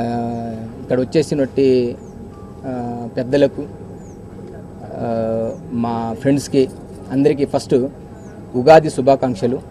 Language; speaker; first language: Telugu; native; Telugu